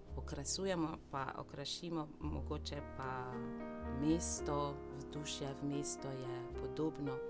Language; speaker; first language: Slovenian; non-native, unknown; French